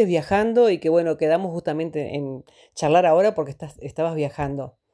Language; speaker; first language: Spanish; native; Spanish